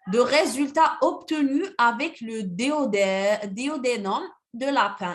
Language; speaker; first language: French; non-native, local second language; Arabic